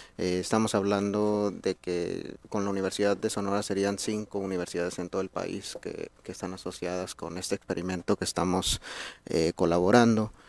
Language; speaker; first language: Spanish; native; Spanish